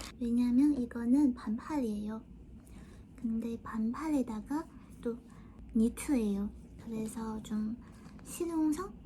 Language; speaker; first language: Korean; non-native, fluent; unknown